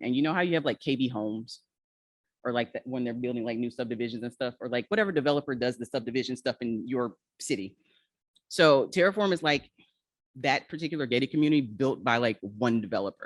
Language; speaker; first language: English; native; English